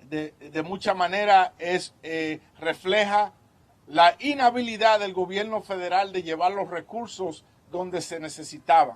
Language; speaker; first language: Spanish; native; Spanish